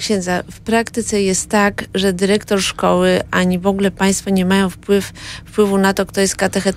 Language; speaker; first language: Polish; native; Polish